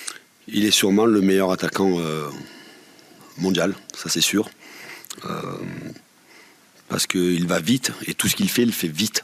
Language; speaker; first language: French; native; French